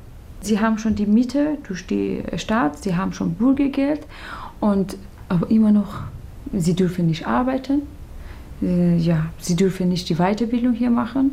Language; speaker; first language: German; non-native, learner; Persian